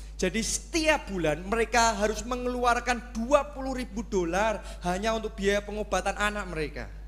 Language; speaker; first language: Indonesian; native; Indonesian